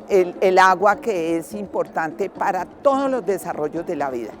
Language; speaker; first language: Spanish; native; Spanish